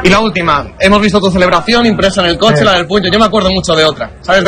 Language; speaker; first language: Spanish; native; Spanish